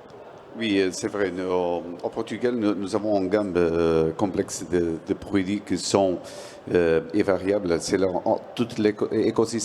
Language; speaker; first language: French; non-native, learner; Portuguese